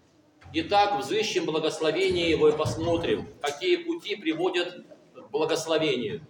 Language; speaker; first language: Russian; native; Russian